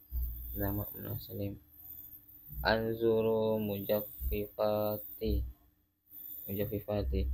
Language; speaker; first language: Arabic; non-native, fluent; Javanese